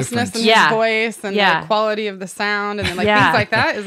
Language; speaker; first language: English; native; English